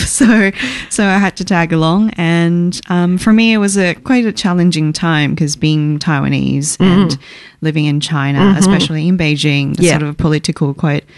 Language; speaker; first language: English; non-native, fluent; Chinese